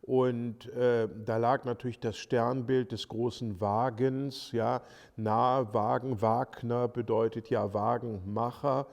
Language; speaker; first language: German; native; German